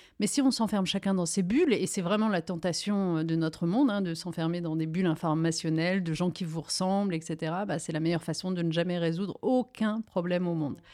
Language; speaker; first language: French; early bilingual, other home language; Riffian